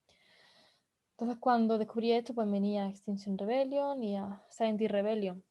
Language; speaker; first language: Spanish; native; Spanish